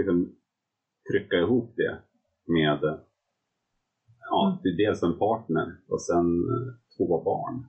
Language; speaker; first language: Swedish; native; Swedish